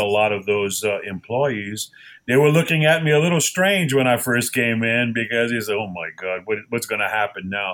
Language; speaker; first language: English; native; English